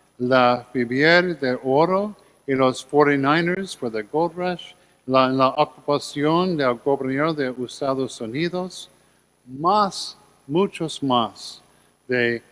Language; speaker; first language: Spanish; non-native, learner; English